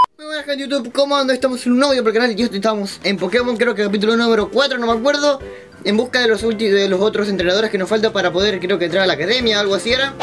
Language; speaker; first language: Spanish; native; Spanish